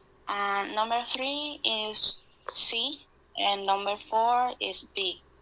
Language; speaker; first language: English; non-native, learner; Spanish